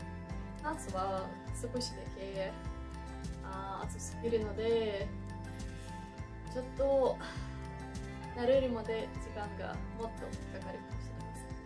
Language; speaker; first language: Japanese; non-native, learner; Ukrainian